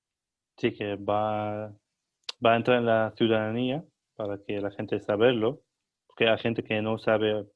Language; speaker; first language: Spanish; non-native, learner; Arabic